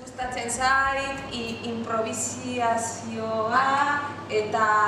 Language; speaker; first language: Basque; non-native, learner; Spanish